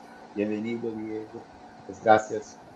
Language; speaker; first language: Spanish; non-native, fluent; Portuguese